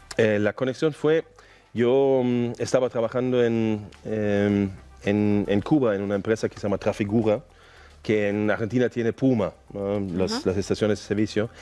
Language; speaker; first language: Spanish; non-native, fluent; German